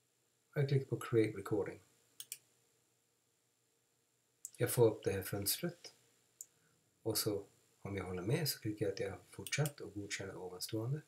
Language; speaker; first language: Swedish; non-native, fluent; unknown